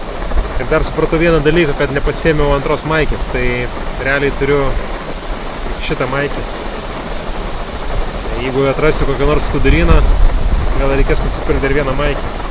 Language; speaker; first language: Lithuanian; native; Lithuanian